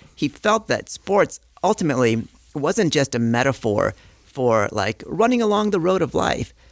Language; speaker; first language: English; native; English